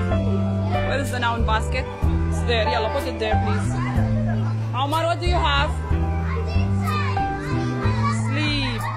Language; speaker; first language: English; non-native, learner; Arabic